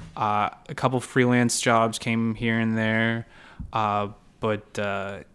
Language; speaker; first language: English; native; English